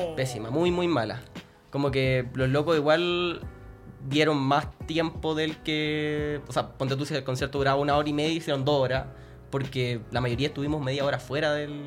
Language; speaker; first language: Spanish; native; Spanish